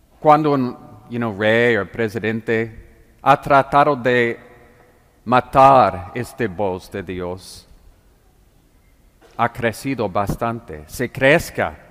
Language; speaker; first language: Spanish; non-native, fluent; English